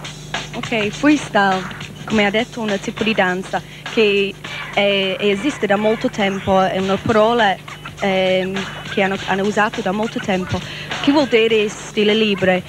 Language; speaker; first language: Italian; non-native, learner; English